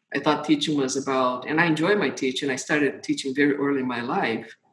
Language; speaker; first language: English; non-native, fluent; Portuguese